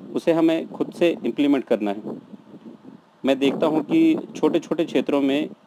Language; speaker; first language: Hindi; native; Hindi